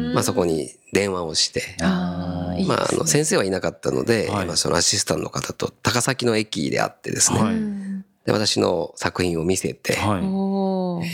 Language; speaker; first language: Japanese; native; Japanese